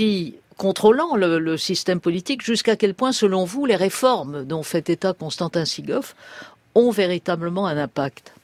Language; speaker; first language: French; native; French